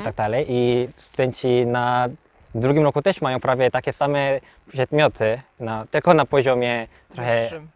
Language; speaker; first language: Polish; non-native, learner; Korean